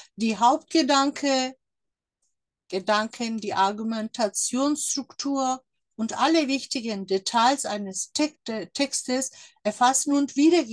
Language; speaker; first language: German; non-native, fluent; Turkish